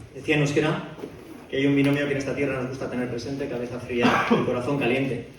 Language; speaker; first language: Spanish; native; Spanish